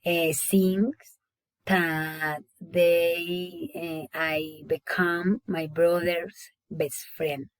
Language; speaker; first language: English; non-native, learner; Spanish